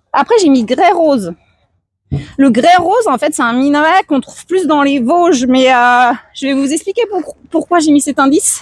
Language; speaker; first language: French; native; French